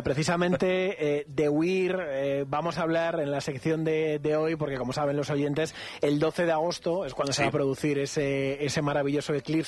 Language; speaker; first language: Spanish; native; Spanish